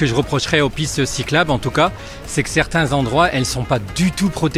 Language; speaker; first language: French; native; French